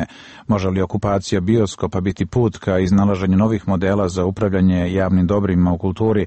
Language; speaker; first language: Croatian; native; Croatian